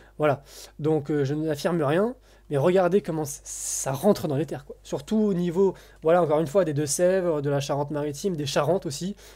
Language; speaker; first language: French; native; French